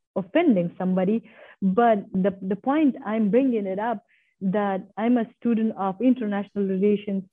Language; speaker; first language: English; non-native, fluent; Persian